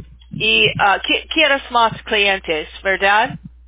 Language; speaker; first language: Spanish; non-native, learner; English